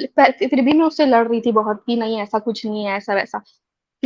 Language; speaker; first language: Hindi; native; Hindi